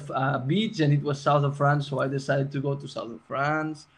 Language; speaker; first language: English; non-native, fluent; Spanish